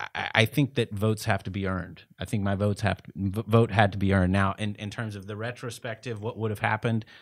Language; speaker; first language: English; native; English